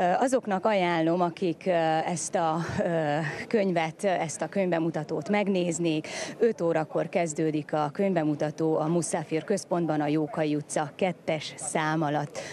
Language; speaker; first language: Hungarian; native; Hungarian